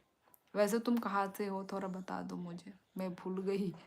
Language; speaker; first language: Hindi; non-native, local second language; Kok Borok